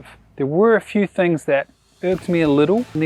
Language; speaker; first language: English; native; English